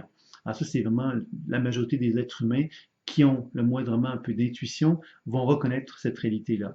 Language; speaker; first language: French; native; French